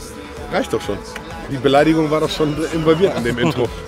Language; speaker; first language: German; native; German